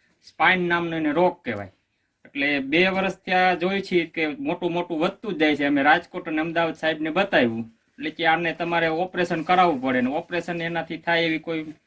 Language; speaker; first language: Gujarati; native; Gujarati